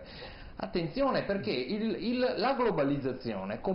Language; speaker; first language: Italian; native; Italian